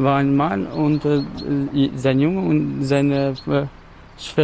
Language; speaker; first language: German; non-native, learner; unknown